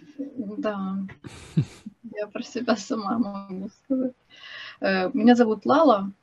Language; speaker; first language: Russian; native; Russian